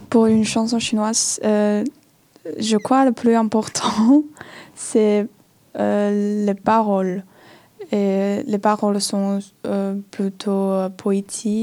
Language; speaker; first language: French; non-native, fluent; Chinese